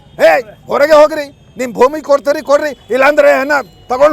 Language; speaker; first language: Kannada; non-native, local second language; Urdu